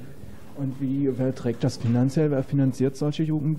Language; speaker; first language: German; native; German